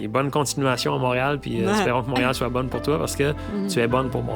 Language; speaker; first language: French; native; French